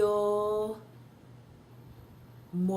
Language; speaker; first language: Spanish; non-native, fluent; English